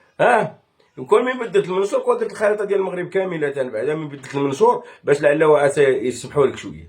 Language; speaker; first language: Arabic; native; Arabic